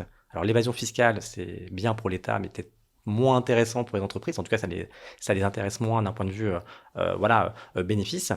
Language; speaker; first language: French; native; French